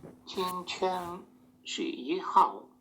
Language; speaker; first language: Chinese; non-native, learner; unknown